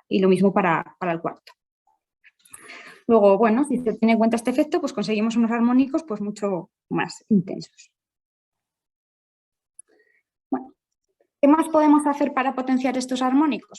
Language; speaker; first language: Spanish; native; Spanish